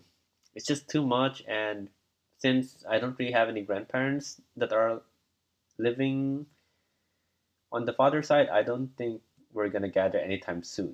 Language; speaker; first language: English; non-native, local second language; Cebuano